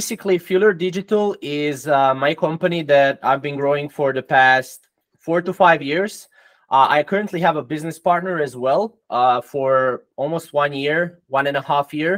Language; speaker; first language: English; non-native, fluent; Croatian